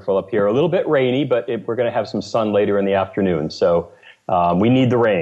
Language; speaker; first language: English; native; English